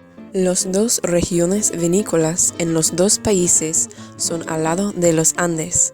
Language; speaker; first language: Spanish; non-native, learner; English